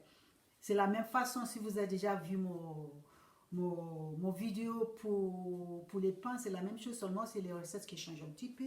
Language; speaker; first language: French; non-native, fluent; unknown